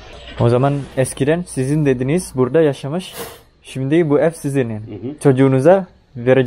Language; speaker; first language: Turkish; non-native, learner; Indonesian